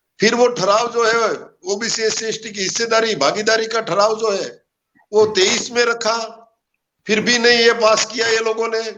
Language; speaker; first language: Hindi; non-native, local second language; Gujarati